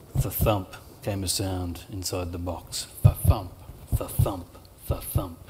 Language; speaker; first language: English; native; English